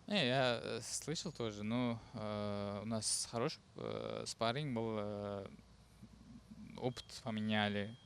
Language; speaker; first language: Russian; non-native, learner; Uzbek